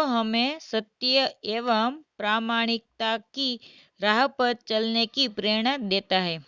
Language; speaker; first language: Hindi; non-native, local second language; Gujarati